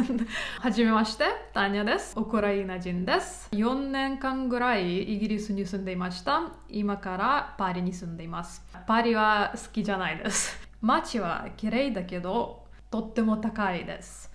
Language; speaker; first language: Japanese; non-native, learner; Ukrainian